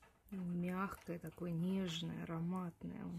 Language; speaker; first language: Russian; native; Russian